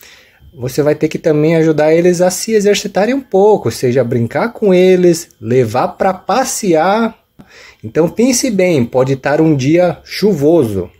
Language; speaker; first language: Portuguese; native; Portuguese